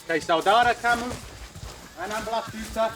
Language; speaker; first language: Indonesian; non-native, learner; English